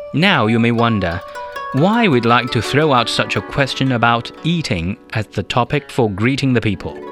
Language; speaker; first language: English; non-native, fluent; Chinese